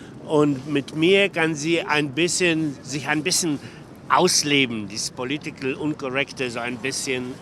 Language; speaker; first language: German; non-native, fluent; Polish